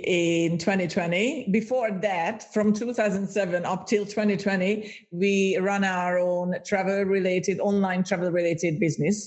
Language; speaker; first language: English; non-native, fluent; Hungarian